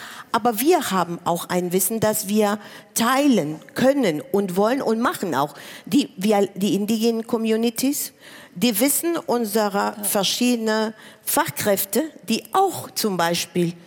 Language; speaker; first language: German; non-native, fluent; Spanish